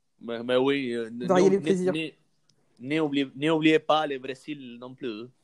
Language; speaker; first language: French; non-native, learner; Spanish